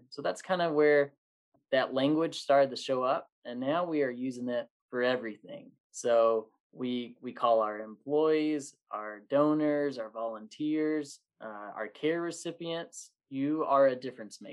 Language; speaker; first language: English; native; English